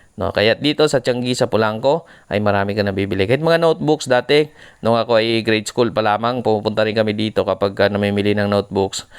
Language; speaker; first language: Filipino; non-native, local second language; Cebuano